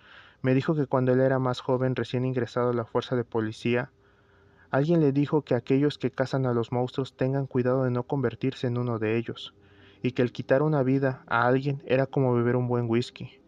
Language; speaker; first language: Spanish; native; Spanish